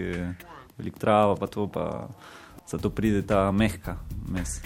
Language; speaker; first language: Slovenian; non-native, learner; Spanish